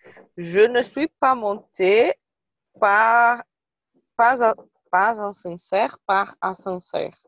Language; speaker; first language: French; non-native, learner; Portuguese